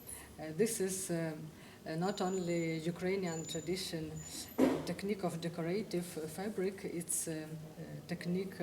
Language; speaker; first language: English; non-native, fluent; Ukrainian